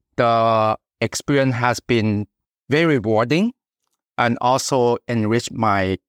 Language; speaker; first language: English; non-native, fluent; Thai